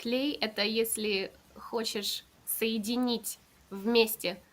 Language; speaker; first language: Russian; early bilingual, heritage; Russian